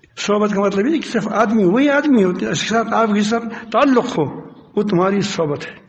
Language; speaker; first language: Urdu; non-native, local second language; Pashto